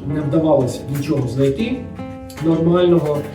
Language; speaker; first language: Ukrainian; non-native, local second language; Russian